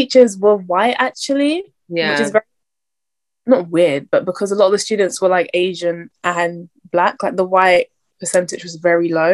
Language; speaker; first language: English; native; English